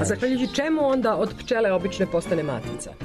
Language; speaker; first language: Serbian; native; Serbian